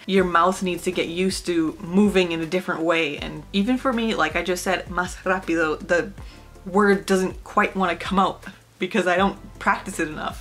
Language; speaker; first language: English; native; English